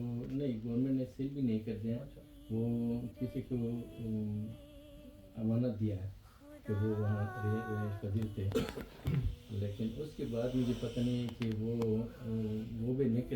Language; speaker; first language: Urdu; non-native, learner; Pashto